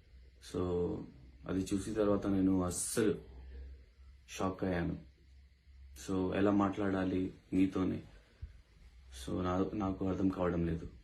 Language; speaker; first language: Telugu; non-native, local second language; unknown